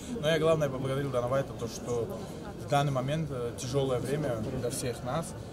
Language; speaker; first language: Russian; non-native, local second language; Uzbek